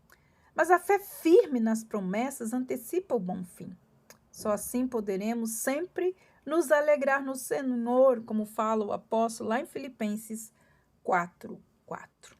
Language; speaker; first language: Portuguese; native; Portuguese